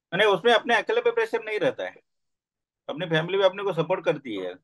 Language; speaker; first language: Hindi; non-native, local second language; Gujarati